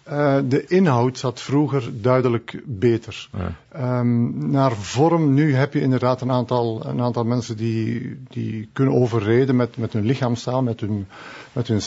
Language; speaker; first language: Dutch; native; Dutch